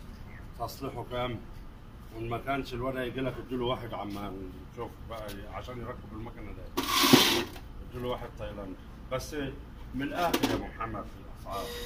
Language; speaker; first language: Arabic; non-native, local second language; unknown